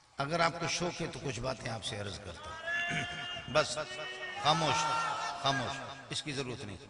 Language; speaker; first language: Urdu; non-native, local second language; Brahui